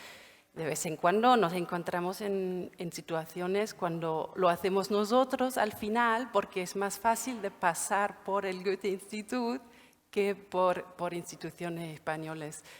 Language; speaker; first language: Spanish; non-native, fluent; German